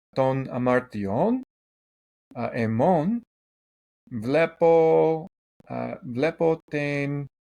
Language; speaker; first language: Greek; non-native, learner; English